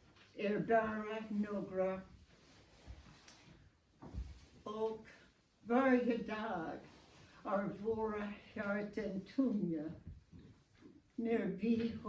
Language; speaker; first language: Swedish; non-native, learner; English